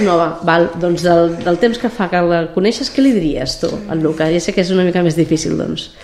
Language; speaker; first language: Catalan; native; Catalan